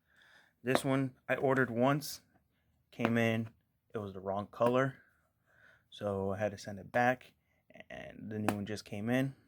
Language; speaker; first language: English; native; English